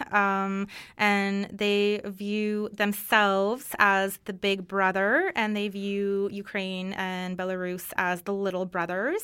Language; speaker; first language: English; non-native, fluent; Russian